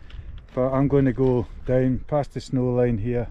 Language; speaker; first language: English; native; English